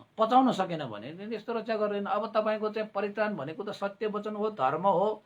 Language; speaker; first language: Nepali; non-native, local second language; Newari